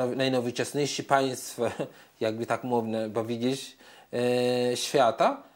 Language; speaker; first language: Polish; non-native, fluent; Arabic